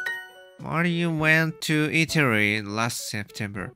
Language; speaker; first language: English; non-native, learner; Japanese